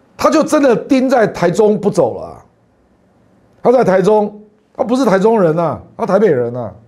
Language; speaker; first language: Chinese; native; Chinese